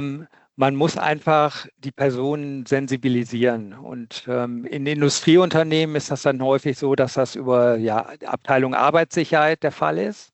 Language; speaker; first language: German; native; German